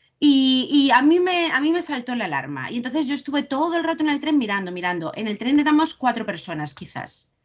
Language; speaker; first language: Spanish; native; Spanish